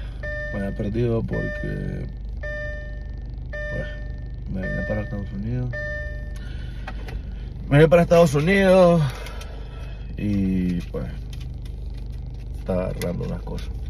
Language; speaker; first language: Spanish; native; Spanish